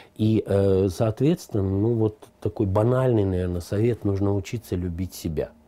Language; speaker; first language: Russian; native; Russian